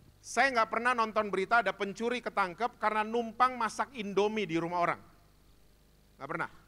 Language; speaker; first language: Indonesian; native; Indonesian